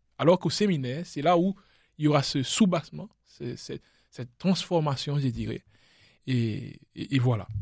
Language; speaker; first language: French; non-native, local second language; Seselwa Creole French